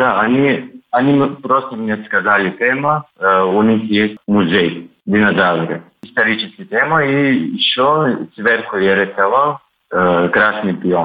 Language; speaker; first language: Russian; non-native, learner; Turkish